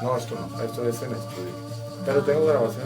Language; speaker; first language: Spanish; native; Spanish